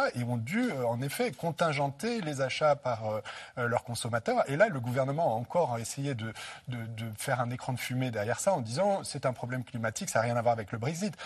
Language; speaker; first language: French; native; French